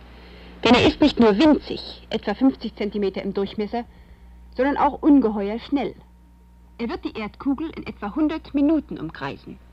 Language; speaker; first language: German; native; German